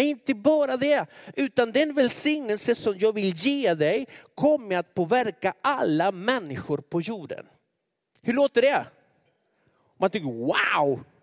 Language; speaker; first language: Swedish; non-native, fluent; Spanish